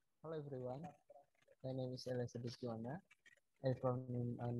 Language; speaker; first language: English; non-native, learner; Indonesian